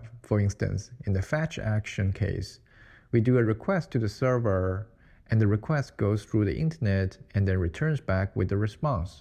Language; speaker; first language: English; non-native, fluent; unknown